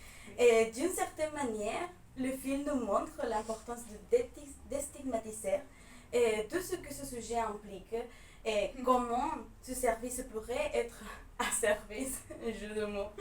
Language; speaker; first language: French; non-native, fluent; Spanish